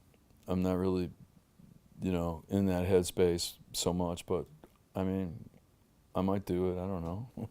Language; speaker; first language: English; native; English